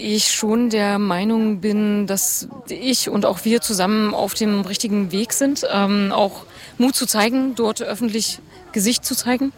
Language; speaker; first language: German; native; German